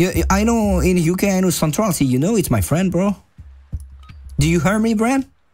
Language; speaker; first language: English; non-native, learner; French